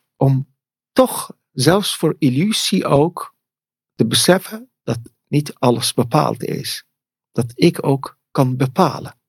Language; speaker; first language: Dutch; non-native, fluent; Persian